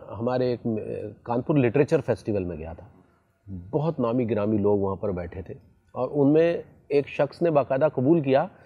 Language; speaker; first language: Hindi; native; Hindi